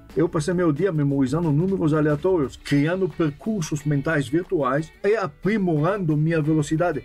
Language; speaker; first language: Portuguese; non-native, fluent; French